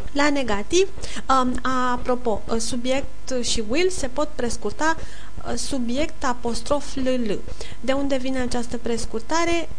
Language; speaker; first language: Romanian; native; Romanian